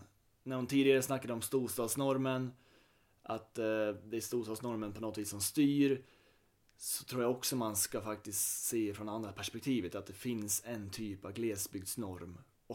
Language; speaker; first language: Swedish; native; Swedish